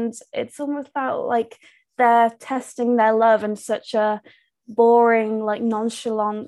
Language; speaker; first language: English; native; English